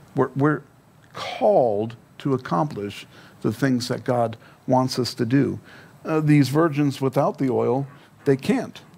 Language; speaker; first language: English; native; English